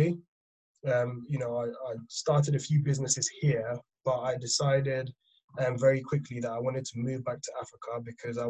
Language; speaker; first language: English; non-native, local second language; Akan